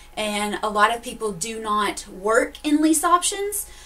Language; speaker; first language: English; native; English